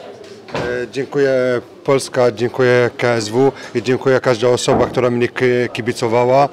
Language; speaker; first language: Polish; non-native, fluent; French